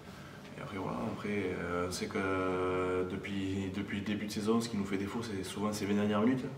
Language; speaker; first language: French; native; French